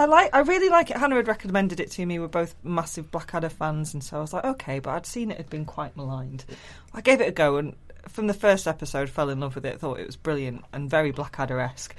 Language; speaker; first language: English; native; English